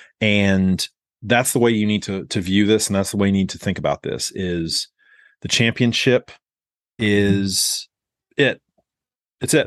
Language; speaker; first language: English; native; English